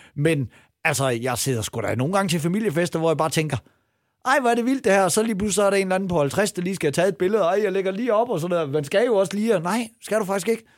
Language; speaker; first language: Danish; native; Danish